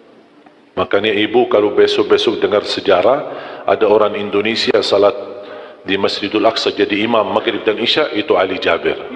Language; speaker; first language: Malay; non-native, fluent; Arabic